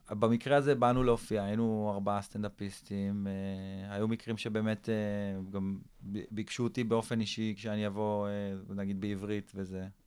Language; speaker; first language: Hebrew; early bilingual, other home language; English